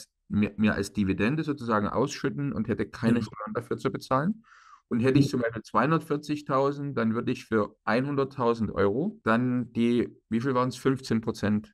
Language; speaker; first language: German; native; German